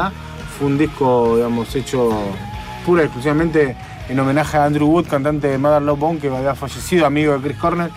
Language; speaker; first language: Spanish; native; Spanish